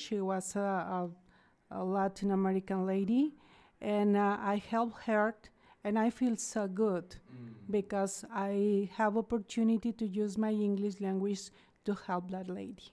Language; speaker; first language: English; non-native, fluent; Spanish